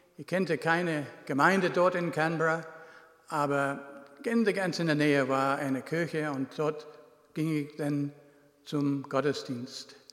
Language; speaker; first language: German; non-native, fluent; English